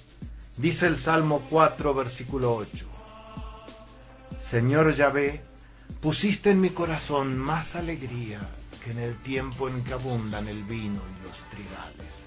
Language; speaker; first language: Spanish; native; Spanish